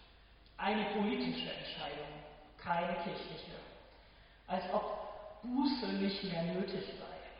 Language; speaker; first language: German; native; German